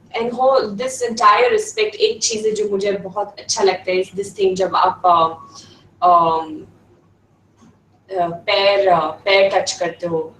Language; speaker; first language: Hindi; non-native, fluent; Swedish